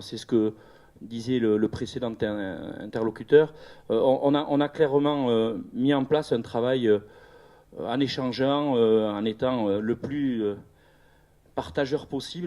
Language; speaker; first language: French; native; French